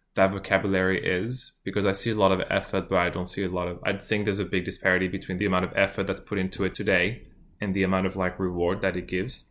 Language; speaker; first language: English; non-native, fluent; French